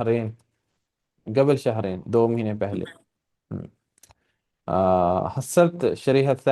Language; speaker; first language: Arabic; non-native, fluent; Urdu